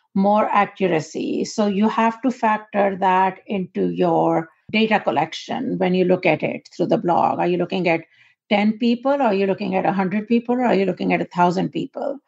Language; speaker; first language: English; non-native, local second language; Urdu